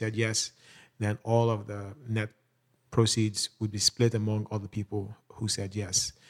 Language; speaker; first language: English; non-native, local second language; Yoruba